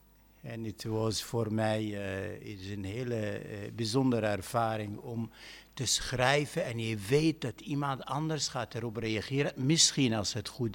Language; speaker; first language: Dutch; non-native, fluent; Arabic